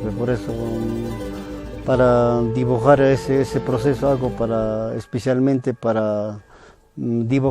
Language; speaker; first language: Spanish; non-native, local second language; Quechua